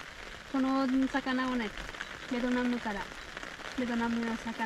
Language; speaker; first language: Japanese; non-native, learner; Vietnamese